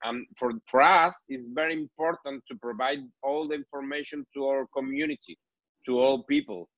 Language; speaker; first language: English; non-native, learner; Spanish